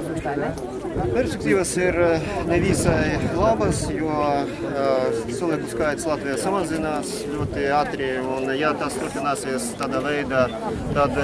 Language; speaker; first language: Latvian; non-native, local second language; Russian